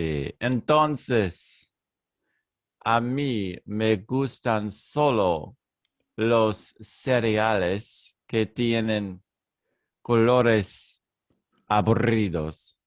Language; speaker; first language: Spanish; non-native, learner; English